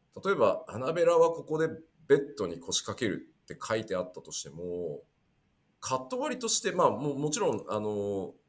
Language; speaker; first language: Japanese; native; Japanese